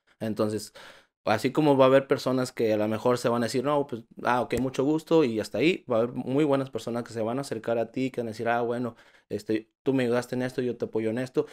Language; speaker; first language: Spanish; native; Spanish